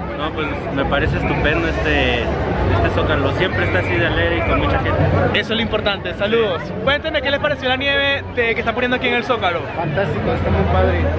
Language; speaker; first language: Spanish; native; Spanish